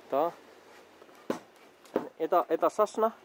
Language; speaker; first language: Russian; non-native, learner; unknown